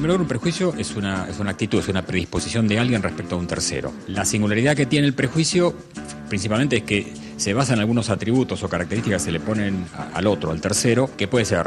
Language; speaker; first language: Spanish; native; Spanish